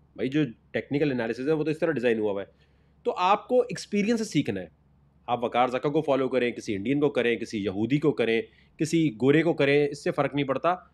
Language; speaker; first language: Urdu; native; Urdu